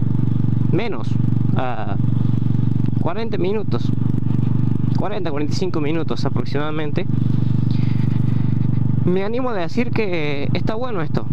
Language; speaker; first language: Spanish; native; Spanish